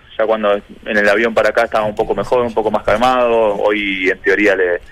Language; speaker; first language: Spanish; native; Spanish